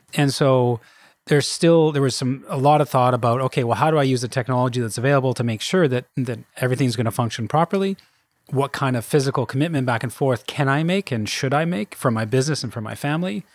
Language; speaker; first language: English; native; English